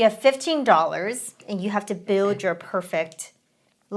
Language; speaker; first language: English; native; English